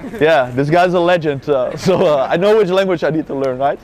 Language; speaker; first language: English; non-native, fluent; Dutch